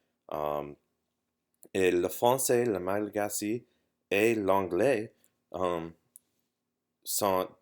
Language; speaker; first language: French; non-native, learner; English